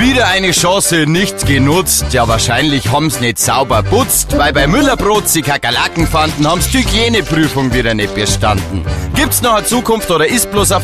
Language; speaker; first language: German; native; German